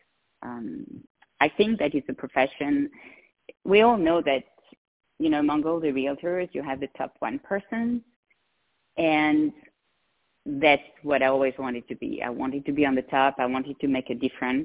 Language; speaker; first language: English; non-native, fluent; French